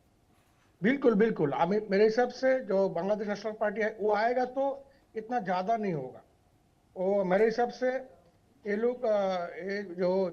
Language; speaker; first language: Hindi; non-native, local second language; Bangla